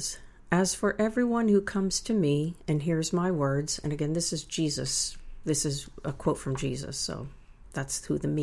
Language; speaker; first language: English; native; English